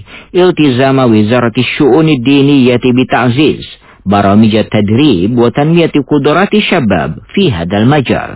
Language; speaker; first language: Arabic; non-native, fluent; Indonesian